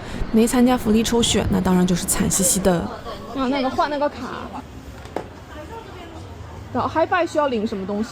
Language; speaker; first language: Chinese; native; Chinese